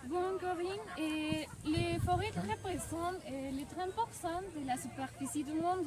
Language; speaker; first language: French; non-native, learner; Spanish